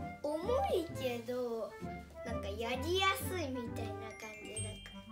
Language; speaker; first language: Japanese; native; Japanese